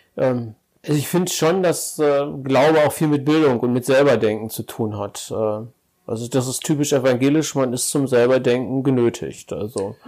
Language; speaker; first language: German; native; German